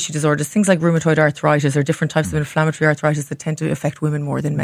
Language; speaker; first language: English; native; English